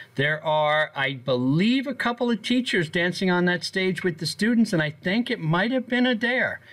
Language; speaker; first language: English; native; English